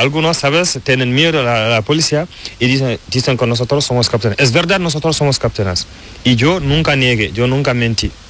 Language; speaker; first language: Spanish; non-native, learner; Fula